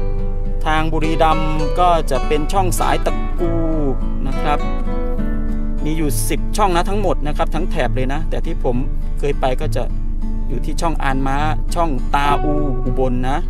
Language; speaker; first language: Thai; native; Thai